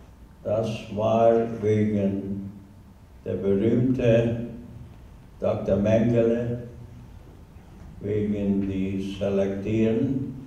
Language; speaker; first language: German; non-native, learner; Hungarian